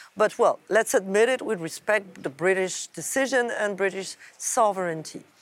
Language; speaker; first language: English; non-native, fluent; French